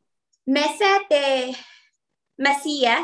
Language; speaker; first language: Spanish; non-native, learner; English